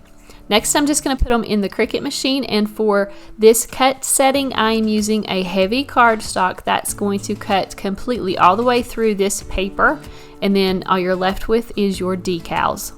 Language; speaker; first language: English; native; English